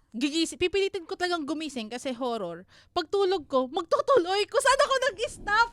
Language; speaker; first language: Filipino; native; Filipino